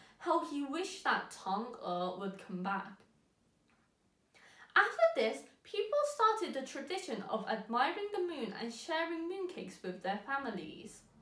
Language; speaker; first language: English; early bilingual, other home language; Chinese